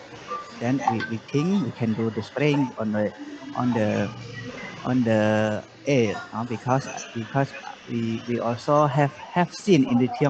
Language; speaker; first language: English; non-native, learner; Indonesian